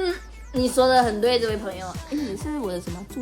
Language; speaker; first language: Chinese; native; Chinese